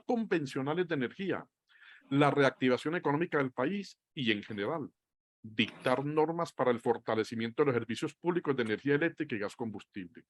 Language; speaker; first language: Spanish; native; Spanish